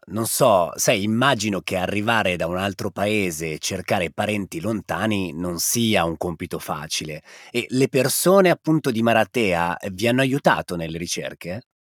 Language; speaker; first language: Italian; native; Italian